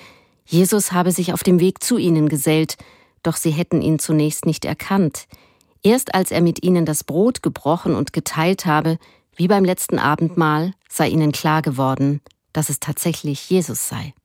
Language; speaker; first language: German; native; German